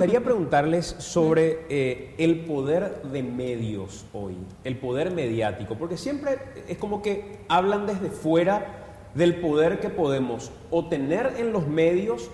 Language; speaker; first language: Spanish; native; Spanish